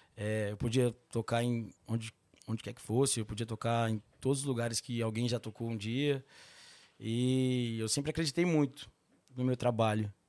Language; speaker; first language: Portuguese; native; Portuguese